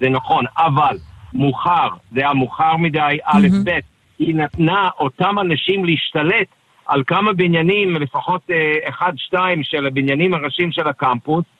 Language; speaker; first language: Hebrew; non-native, fluent; English